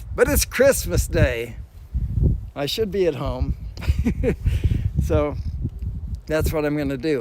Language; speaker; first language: English; native; English